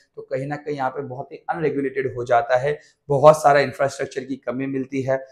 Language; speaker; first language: Hindi; non-native, local second language; Gujarati